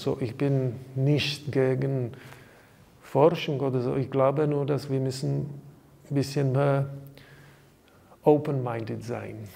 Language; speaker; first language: German; non-native, learner; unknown